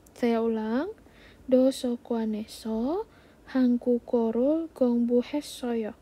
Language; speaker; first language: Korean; non-native, fluent; Indonesian